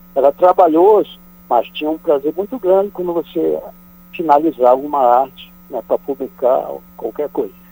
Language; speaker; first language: Portuguese; native; Portuguese